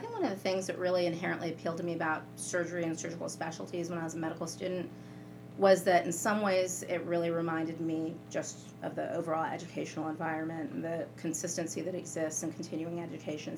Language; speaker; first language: English; native; English